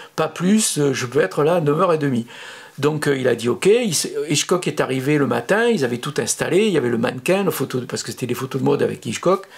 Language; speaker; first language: French; native; French